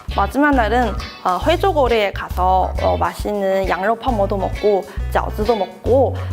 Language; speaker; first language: Korean; non-native, fluent; Chinese